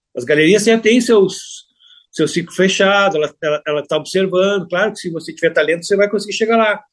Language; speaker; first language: Portuguese; native; Portuguese